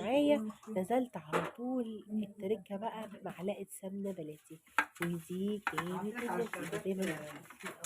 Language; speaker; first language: Arabic; native; Arabic